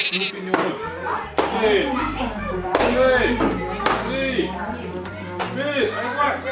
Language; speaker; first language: Dutch; native; Dutch